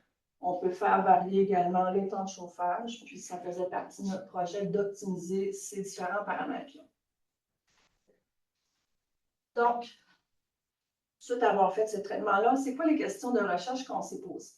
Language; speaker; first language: French; native; French